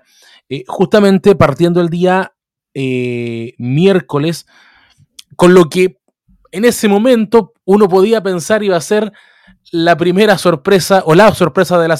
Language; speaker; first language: Spanish; native; Spanish